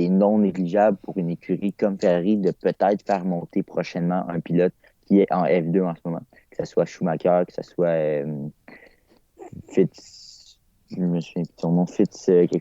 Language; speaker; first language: French; native; French